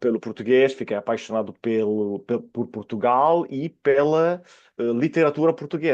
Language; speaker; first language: Portuguese; non-native, fluent; Italian